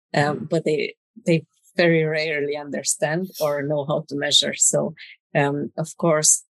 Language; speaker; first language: English; non-native, fluent; Romanian